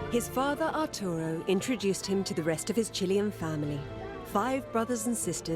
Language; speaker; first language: English; native; English